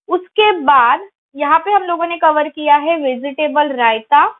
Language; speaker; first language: Hindi; non-native, local second language; Marathi